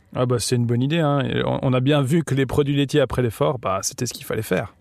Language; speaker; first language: French; native; French